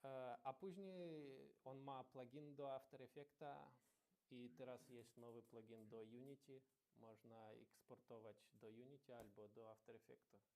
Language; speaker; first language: Polish; non-native, learner; Ukrainian